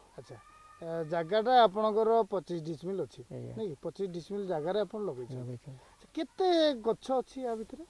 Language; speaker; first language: Odia; native; Odia